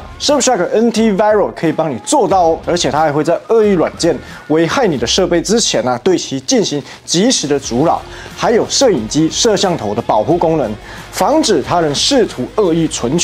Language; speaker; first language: Chinese; native; Chinese